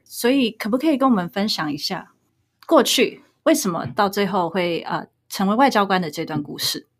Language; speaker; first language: Chinese; native; Chinese